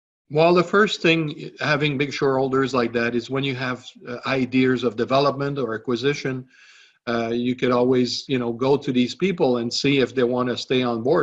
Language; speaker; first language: English; non-native, local second language; French